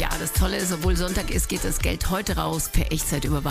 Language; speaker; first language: German; native; German